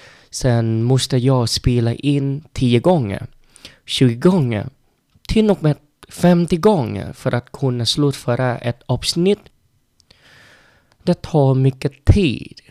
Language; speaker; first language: Swedish; non-native, learner; Vietnamese